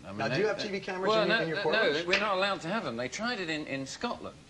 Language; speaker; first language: English; native; English